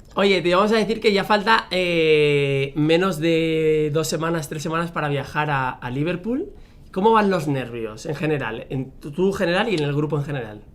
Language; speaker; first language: Spanish; native; Spanish